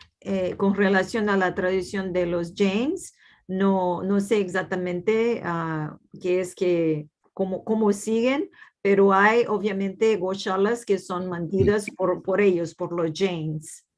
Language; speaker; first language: Spanish; non-native, fluent; Portuguese